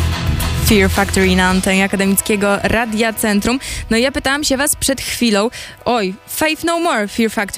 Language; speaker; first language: Polish; native; Polish